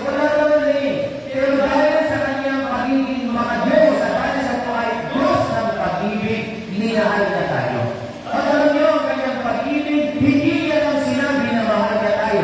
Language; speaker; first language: Filipino; non-native, local second language; Iloko